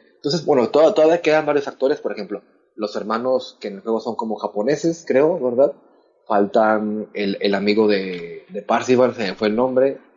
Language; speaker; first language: Spanish; native; Spanish